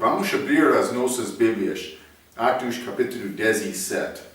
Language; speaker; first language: Portuguese; non-native, fluent; English